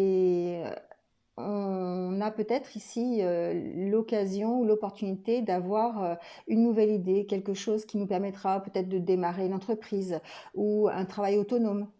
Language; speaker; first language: French; native; French